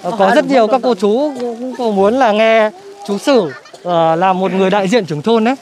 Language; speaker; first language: Vietnamese; native; Vietnamese